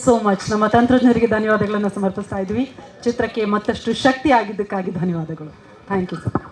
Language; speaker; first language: Kannada; native; Kannada